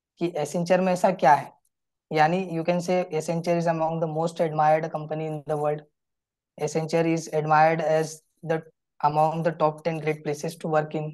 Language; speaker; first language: Hindi; native; Hindi